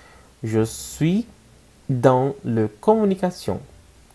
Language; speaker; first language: French; non-native, fluent; Portuguese